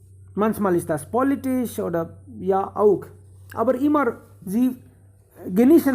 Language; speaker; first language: German; non-native, fluent; Hindi